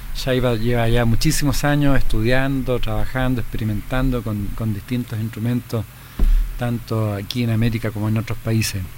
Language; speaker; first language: Spanish; native; Spanish